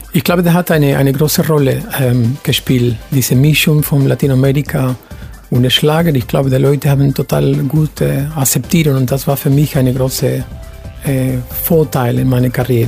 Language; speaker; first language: German; non-native, fluent; Spanish